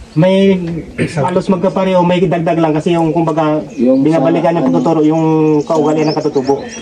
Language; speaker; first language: Filipino; non-native, local second language; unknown